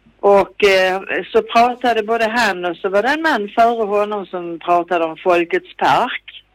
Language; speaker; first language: Swedish; native; Swedish